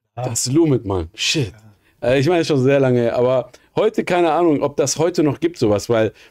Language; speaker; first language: German; native; German